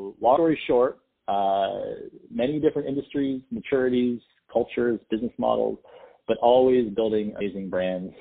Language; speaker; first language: English; native; English